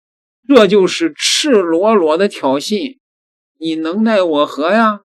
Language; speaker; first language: Chinese; native; Chinese